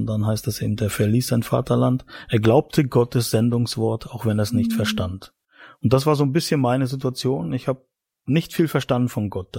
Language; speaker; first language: German; native; German